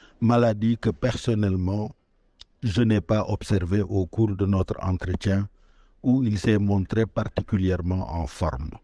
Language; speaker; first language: French; non-native, local second language; Wolof